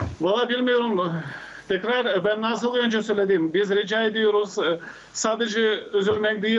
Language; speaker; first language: Turkish; non-native, learner; Ukrainian